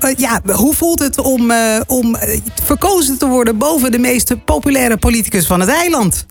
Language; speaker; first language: Dutch; native; Dutch